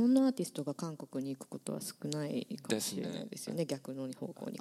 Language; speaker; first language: Japanese; native; Japanese